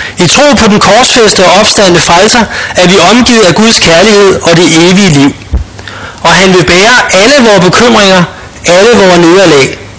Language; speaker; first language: Danish; native; Danish